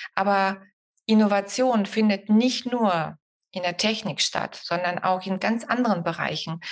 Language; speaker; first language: German; non-native, fluent; Bulgarian